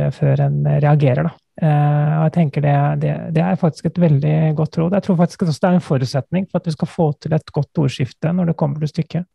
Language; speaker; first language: Norwegian; native; Norwegian